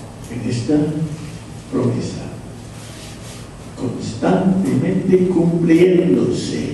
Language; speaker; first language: Spanish; non-native, fluent; English